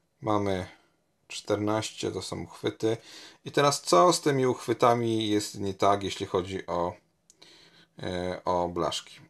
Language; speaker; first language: Polish; native; Polish